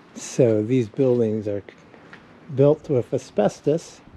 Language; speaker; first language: English; native; English